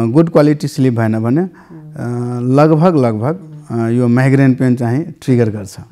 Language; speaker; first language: Nepali; non-native, local second language; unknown